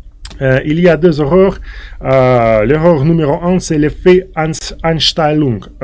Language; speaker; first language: French; non-native, fluent; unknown